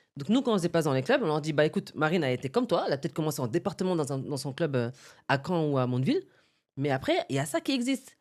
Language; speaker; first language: French; early bilingual, other home language; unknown